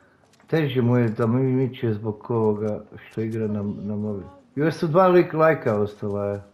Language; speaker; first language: Serbian; native; Serbian